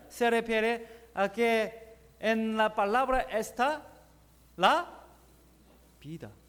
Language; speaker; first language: Spanish; non-native, learner; Korean